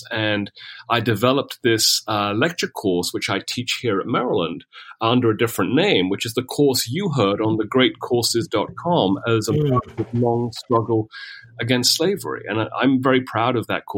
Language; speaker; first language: English; native; English